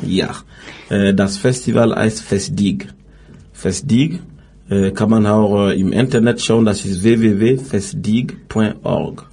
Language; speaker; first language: German; non-native, learner; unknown